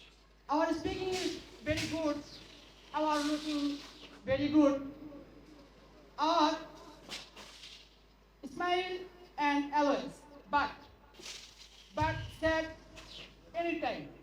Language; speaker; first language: English; non-native, learner; Bangla